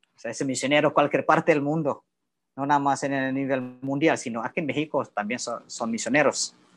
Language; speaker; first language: Spanish; non-native, learner; Indonesian